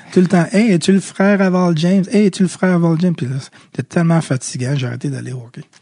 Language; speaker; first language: French; early bilingual, other home language; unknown